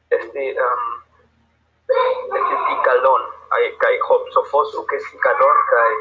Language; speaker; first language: Greek; non-native, learner; Spanish